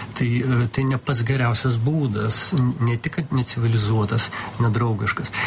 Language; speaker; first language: Lithuanian; non-native, local second language; Russian